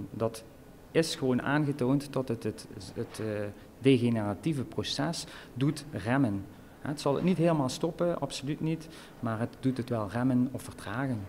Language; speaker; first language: Dutch; native; Dutch